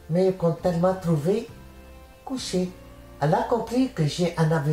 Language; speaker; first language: French; non-native, learner; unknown